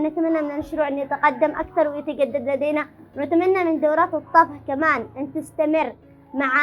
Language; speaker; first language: Arabic; native; Arabic